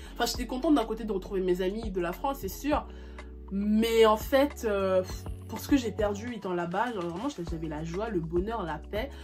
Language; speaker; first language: French; early bilingual, other home language; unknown